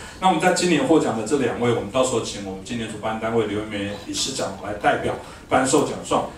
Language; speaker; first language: Chinese; native; Chinese